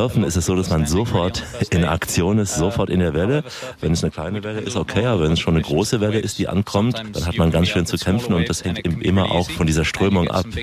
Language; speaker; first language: German; native; German